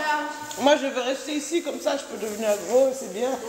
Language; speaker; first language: French; native; French